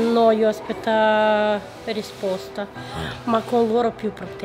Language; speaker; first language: Italian; non-native, learner; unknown